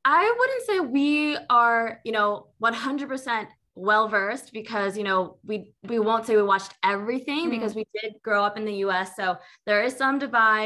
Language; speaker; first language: English; native; English